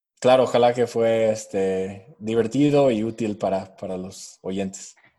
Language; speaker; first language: Spanish; non-native, fluent; English